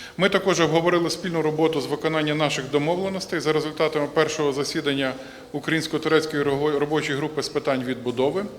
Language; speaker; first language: Ukrainian; native; Ukrainian